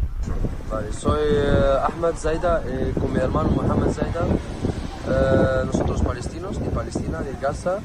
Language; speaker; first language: Spanish; non-native, learner; Arabic